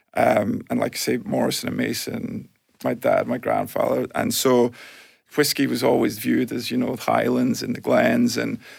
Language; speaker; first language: English; native; English